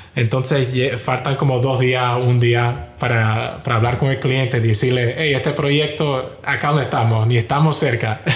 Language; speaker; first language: Spanish; early bilingual, heritage; Spanish